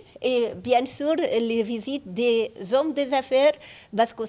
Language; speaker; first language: French; non-native, fluent; Arabic